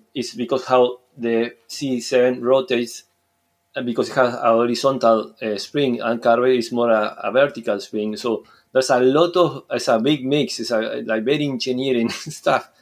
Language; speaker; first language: English; non-native, fluent; Spanish